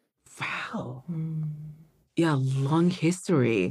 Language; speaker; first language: English; non-native, learner; Japanese